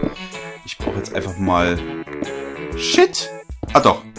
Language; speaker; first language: German; native; German